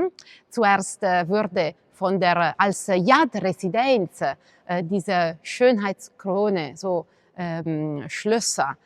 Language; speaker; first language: German; non-native, fluent; Italian